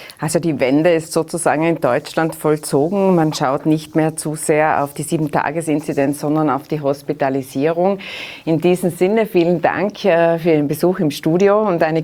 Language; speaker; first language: German; native; German